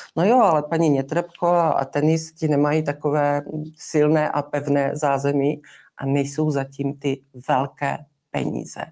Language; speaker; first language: Czech; native; Czech